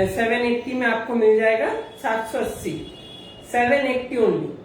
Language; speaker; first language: Hindi; non-native, local second language; Bangla